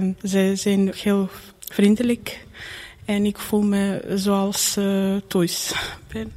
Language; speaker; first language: Dutch; non-native, learner; Croatian